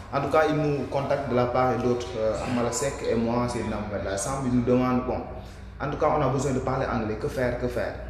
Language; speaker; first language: French; non-native, local second language; Wolof